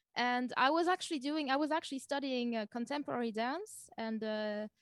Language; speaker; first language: English; non-native, fluent; French